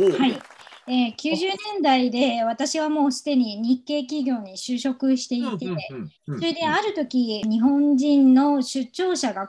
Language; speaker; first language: Japanese; non-native, fluent; Chinese